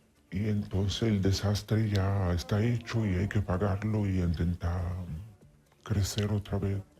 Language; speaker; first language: Spanish; non-native, fluent; Italian